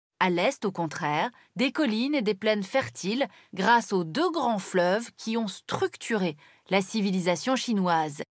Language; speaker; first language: French; native; French